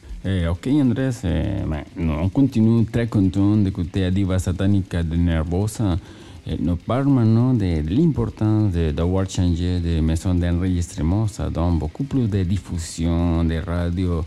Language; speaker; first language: French; non-native, learner; Spanish